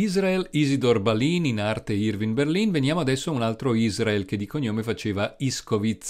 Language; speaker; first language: Italian; native; Italian